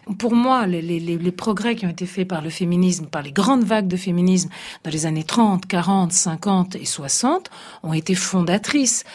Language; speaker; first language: French; early bilingual, other home language; Italian